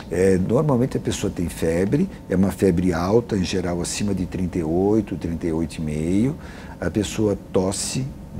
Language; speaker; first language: Portuguese; native; Portuguese